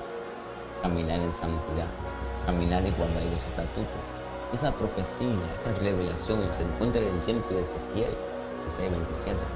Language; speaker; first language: Spanish; native; Spanish